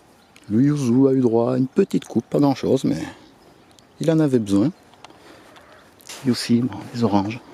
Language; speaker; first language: French; native; French